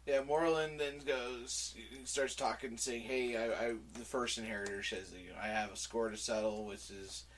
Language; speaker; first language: English; native; English